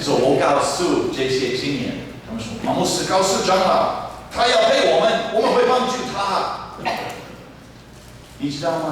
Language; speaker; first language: Chinese; non-native, fluent; English